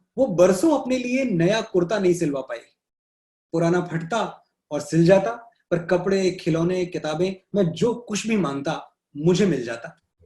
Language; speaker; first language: Hindi; native; Hindi